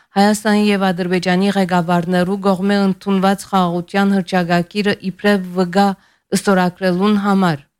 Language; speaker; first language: Armenian; early bilingual, heritage; Armenian